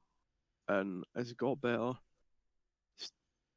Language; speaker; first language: English; native; English